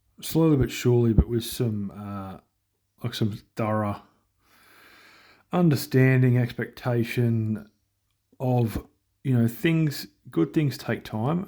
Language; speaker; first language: English; native; English